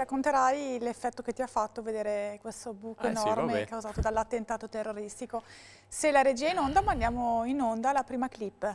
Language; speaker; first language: Italian; native; Italian